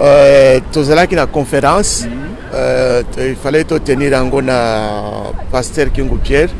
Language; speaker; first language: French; non-native, local second language; Lingala